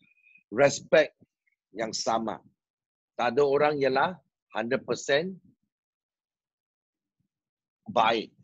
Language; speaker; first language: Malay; non-native, local second language; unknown